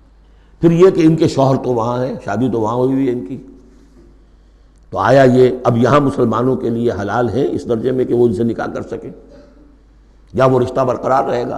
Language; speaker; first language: Urdu; native; Urdu